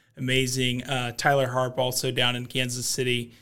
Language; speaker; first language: English; native; English